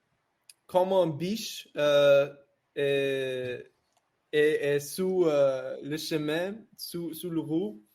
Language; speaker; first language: French; non-native, learner; English